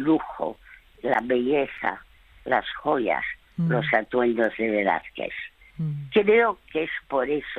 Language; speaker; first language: Spanish; early bilingual, other home language; French